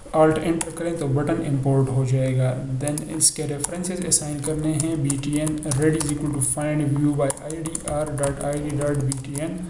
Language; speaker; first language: Urdu; non-native, local second language; Pashto